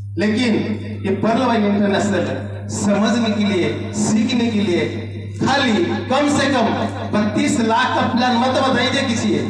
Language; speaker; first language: Hindi; non-native, local second language; Marathi